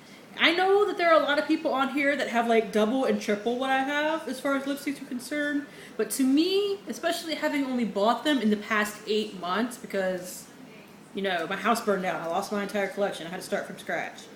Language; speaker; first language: English; native; English